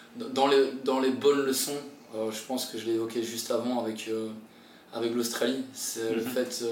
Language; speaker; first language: French; native; French